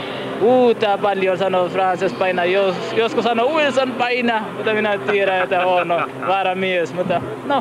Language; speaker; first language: Finnish; non-native, learner; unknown